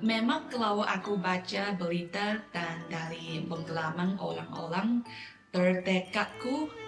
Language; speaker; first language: Indonesian; non-native, fluent; Chinese